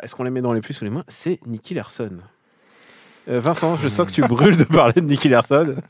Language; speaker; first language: French; native; French